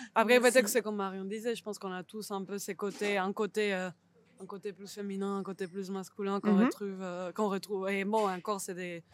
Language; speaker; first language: French; non-native, fluent; Spanish